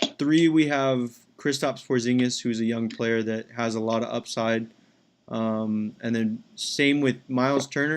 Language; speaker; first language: English; native; English